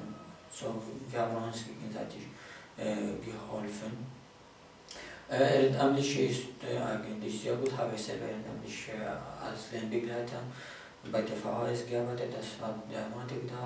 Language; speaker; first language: German; non-native, fluent; Kurdish